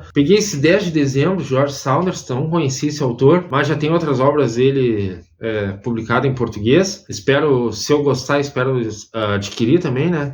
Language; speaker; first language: Portuguese; native; Portuguese